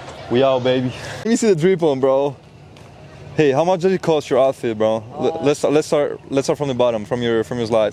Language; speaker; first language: English; non-native, fluent; Italian